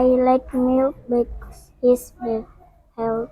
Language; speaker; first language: English; non-native, learner; Indonesian